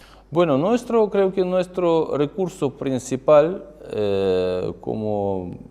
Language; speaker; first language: Spanish; non-native, fluent; Russian